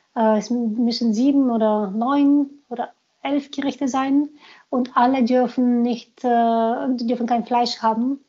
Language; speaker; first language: German; non-native, fluent; Bulgarian